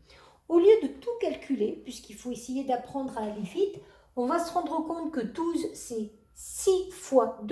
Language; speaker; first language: French; native; French